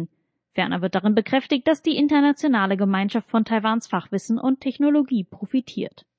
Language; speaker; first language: German; native; German